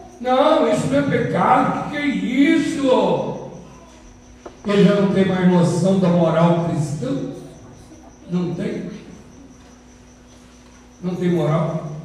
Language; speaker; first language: Portuguese; native; Portuguese